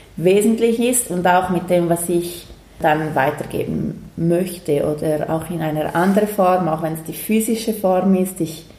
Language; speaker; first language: German; native; German